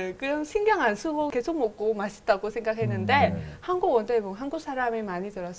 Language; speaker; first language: Korean; non-native, fluent; Vietnamese